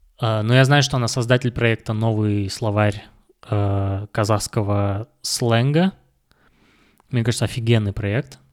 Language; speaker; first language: Russian; non-native, local second language; Kazakh